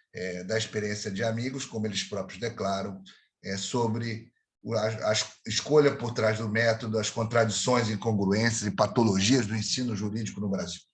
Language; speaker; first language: Portuguese; native; Portuguese